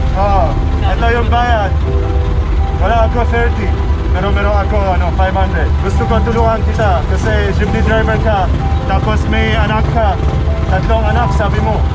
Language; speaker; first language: Filipino; non-native, learner; Arabic